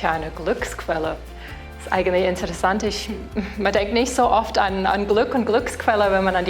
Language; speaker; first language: German; native; German